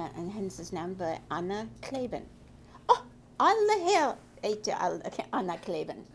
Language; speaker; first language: Norwegian; early bilingual, heritage; Norwegian